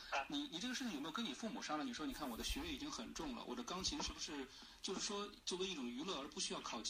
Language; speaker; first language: Chinese; native; Chinese